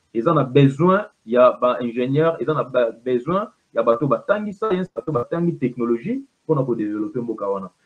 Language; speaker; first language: French; non-native, local second language; Lingala